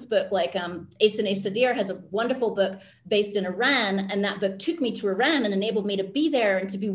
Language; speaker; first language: English; native; English